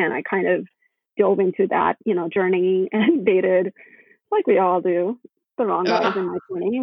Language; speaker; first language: English; non-native, local second language; Gujarati